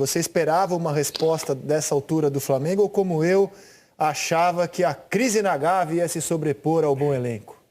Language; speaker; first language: Portuguese; native; Portuguese